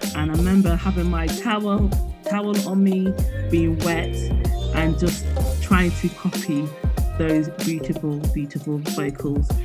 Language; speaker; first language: English; native; English